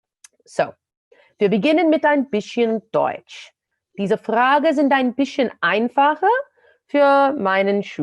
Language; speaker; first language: German; non-native, fluent; English